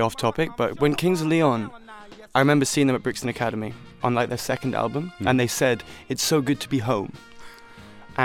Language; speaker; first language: English; native; English